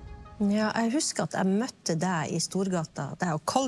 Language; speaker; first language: Norwegian; native; Norwegian